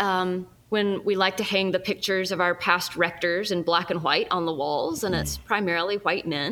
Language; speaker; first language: English; native; English